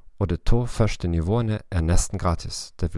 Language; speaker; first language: Norwegian; non-native, learner; German